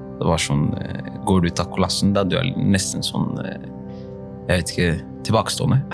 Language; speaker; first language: Norwegian; early bilingual, other home language; Somali